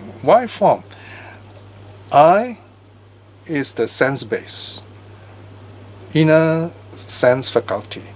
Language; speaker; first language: English; native; English